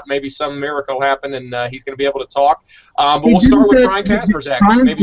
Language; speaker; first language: English; native; English